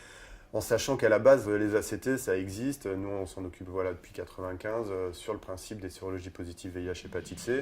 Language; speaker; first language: French; native; French